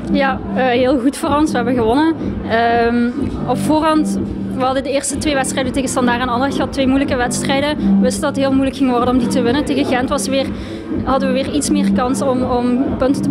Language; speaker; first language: Dutch; native; Dutch